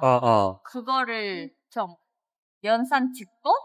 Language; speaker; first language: Korean; non-native, learner; Japanese